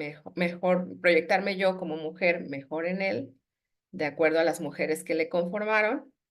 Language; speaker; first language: Spanish; native; Spanish